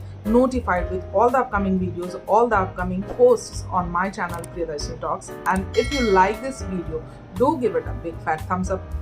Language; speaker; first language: English; non-native, local second language; Hindi